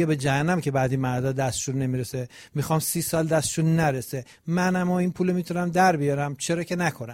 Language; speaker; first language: Persian; native; Persian